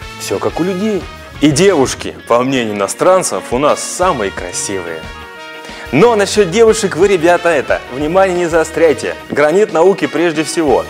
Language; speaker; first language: Russian; native; Russian